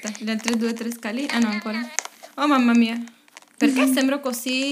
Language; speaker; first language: Italian; non-native, fluent; Spanish